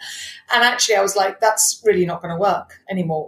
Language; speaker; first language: English; non-native, local second language; Punjabi